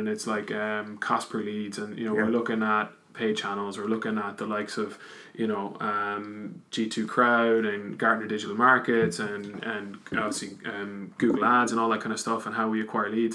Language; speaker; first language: English; native; English